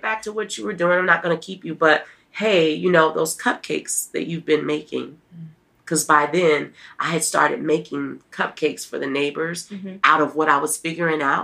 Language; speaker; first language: English; native; English